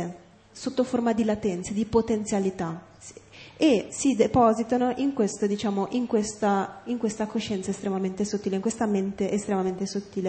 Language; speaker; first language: Italian; native; Italian